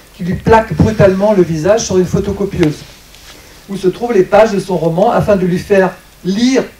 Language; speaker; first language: French; native; French